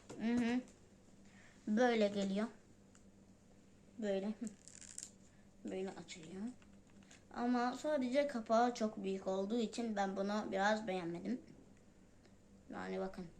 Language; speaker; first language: Turkish; non-native, learner; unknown